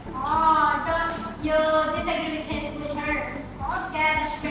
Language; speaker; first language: English; non-native, fluent; Indonesian